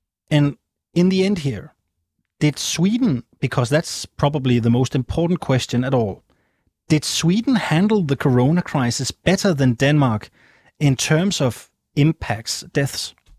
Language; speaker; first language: English; non-native, fluent; Danish